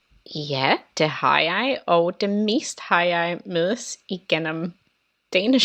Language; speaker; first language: Danish; non-native, learner; English